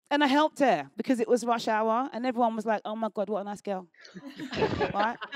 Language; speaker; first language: English; native; English